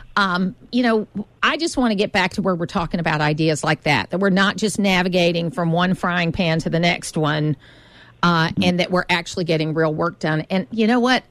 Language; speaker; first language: English; native; English